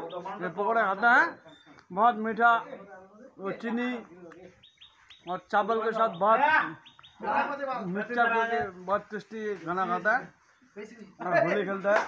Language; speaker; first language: Hindi; non-native, local second language; Bangla